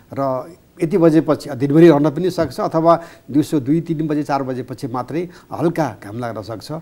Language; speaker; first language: Nepali; native; Nepali